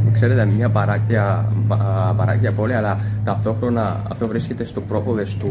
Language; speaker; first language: Greek; non-native, learner; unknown